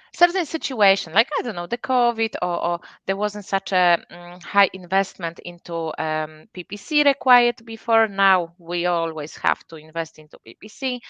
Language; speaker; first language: English; non-native, fluent; Polish